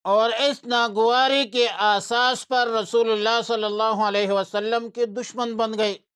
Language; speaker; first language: Urdu; non-native, local second language; Pashto